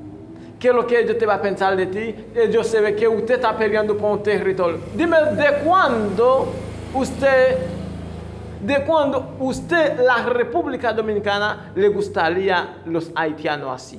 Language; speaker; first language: Spanish; non-native, fluent; Haitian Creole